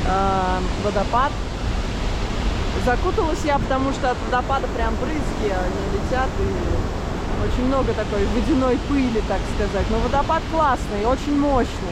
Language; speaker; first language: Russian; native; Russian